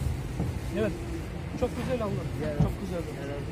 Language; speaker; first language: Turkish; non-native, learner; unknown